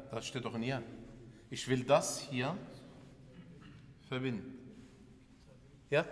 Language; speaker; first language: German; early bilingual, other home language; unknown